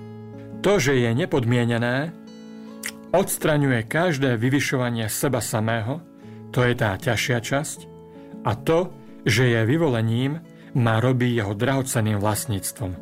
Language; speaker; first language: Slovak; native; Slovak